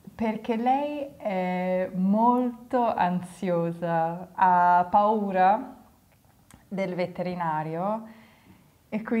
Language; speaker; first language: Italian; non-native, fluent; English